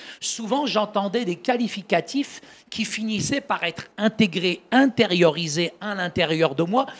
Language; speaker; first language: French; early bilingual, other home language; Arabic